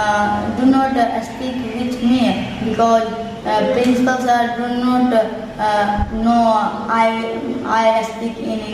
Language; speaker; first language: English; non-native, learner; Hindi